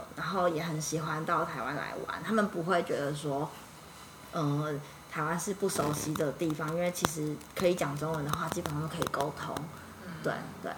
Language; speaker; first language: Chinese; native; Chinese